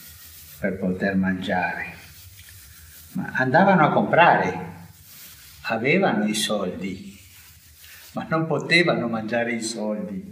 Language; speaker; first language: Italian; early bilingual, heritage; Spanish